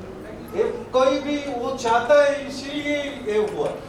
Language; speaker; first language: Hindi; non-native, local second language; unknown